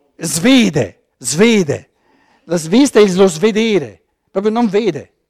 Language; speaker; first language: Italian; non-native, fluent; German